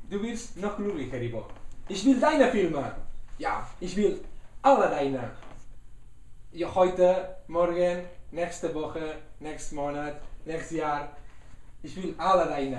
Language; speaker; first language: German; non-native, learner; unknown